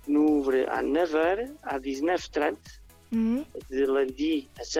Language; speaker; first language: French; non-native, learner; Portuguese